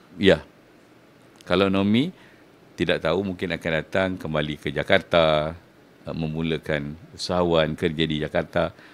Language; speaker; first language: Malay; native; Malay